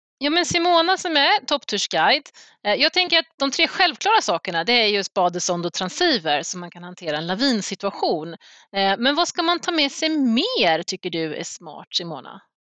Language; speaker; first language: Swedish; native; Swedish